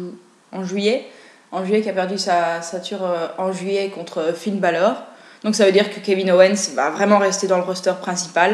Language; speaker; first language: French; native; French